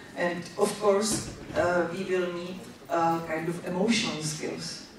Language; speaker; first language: English; non-native, fluent; Czech